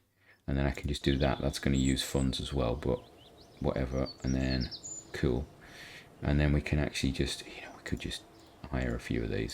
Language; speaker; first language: English; native; English